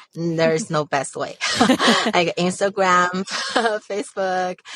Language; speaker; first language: English; non-native, fluent; Chinese